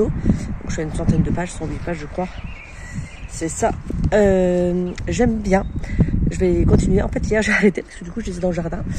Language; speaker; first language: French; native; French